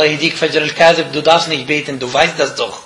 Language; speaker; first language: German; non-native, fluent; Arabic